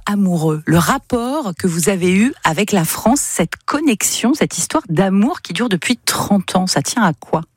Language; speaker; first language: French; native; French